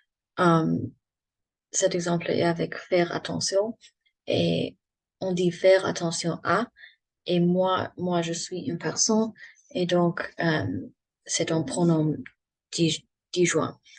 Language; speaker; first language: French; non-native, learner; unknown